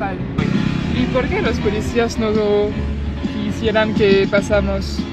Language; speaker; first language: Spanish; non-native, learner; French